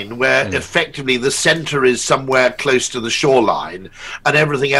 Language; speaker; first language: English; native; English